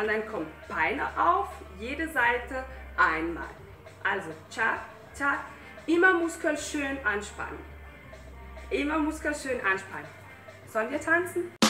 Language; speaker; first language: German; non-native, fluent; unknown